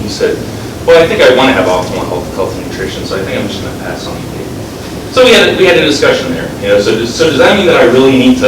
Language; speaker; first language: English; native; English